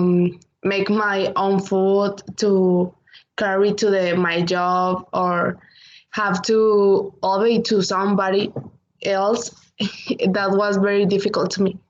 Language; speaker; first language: English; non-native, learner; Spanish